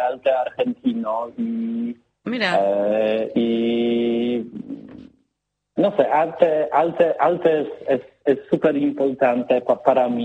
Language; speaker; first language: Spanish; non-native, learner; Polish